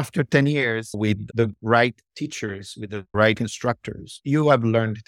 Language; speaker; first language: English; non-native, fluent; Italian